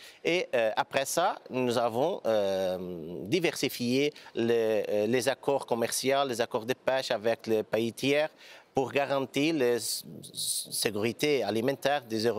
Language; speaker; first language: French; non-native, fluent; Portuguese